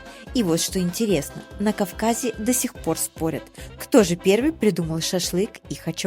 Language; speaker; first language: Russian; native; Russian